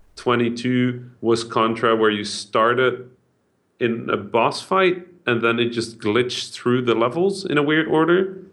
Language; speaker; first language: English; non-native, fluent; Dutch